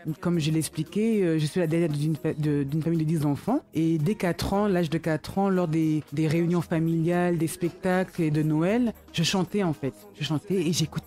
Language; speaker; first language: French; early bilingual, other home language; Lingala